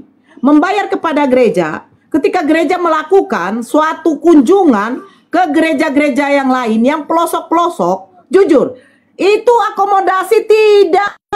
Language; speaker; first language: Indonesian; native; Indonesian